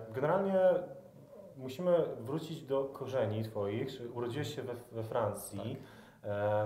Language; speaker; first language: Polish; native; Polish